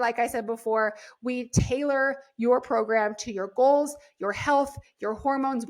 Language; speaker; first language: English; native; English